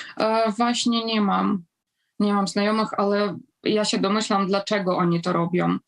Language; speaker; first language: Polish; non-native, fluent; Ukrainian